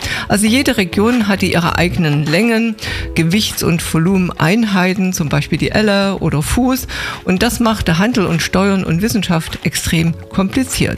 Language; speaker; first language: German; native; German